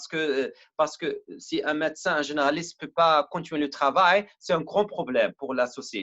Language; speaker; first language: French; non-native, learner; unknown